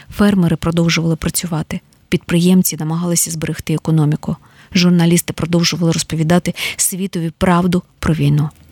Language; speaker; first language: Ukrainian; native; Ukrainian